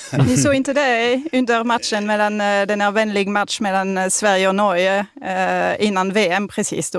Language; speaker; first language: Swedish; non-native, fluent; French